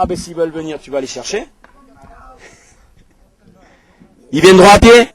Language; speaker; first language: French; native; French